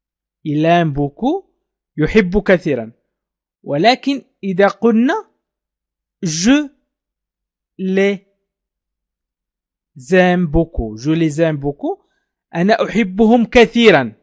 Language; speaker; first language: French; non-native, fluent; Arabic